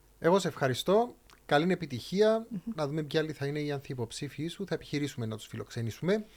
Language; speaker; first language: Greek; native; Greek